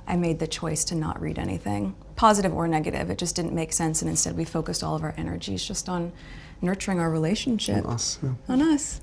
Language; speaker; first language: English; native; English